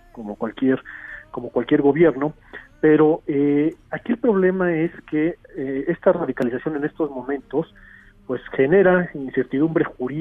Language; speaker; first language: Spanish; native; Spanish